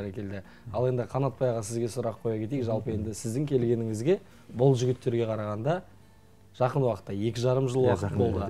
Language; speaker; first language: Kazakh; native; Kazakh